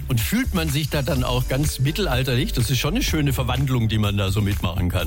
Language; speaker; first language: German; native; German